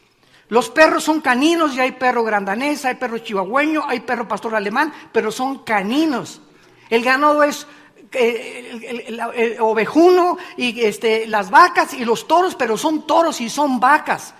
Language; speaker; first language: Spanish; native; Spanish